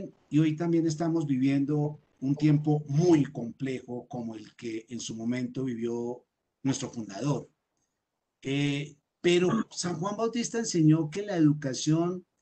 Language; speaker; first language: Spanish; native; Spanish